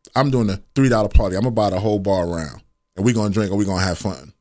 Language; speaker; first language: English; native; English